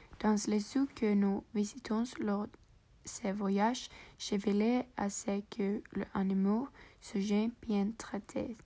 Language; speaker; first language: French; non-native, learner; English